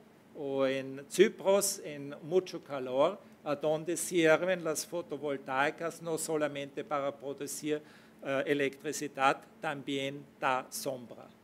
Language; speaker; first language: Spanish; non-native, fluent; German